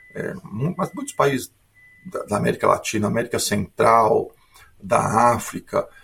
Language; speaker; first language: Portuguese; native; Portuguese